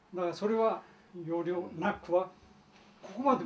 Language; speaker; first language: Japanese; native; Japanese